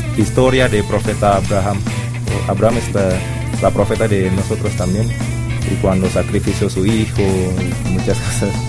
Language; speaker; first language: Spanish; non-native, learner; Indonesian